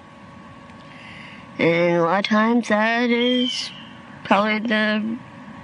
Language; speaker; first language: English; native; English